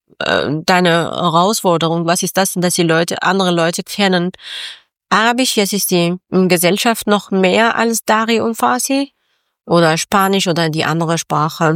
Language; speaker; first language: German; non-native, learner; Persian